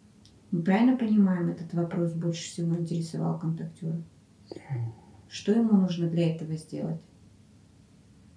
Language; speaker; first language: Russian; native; Russian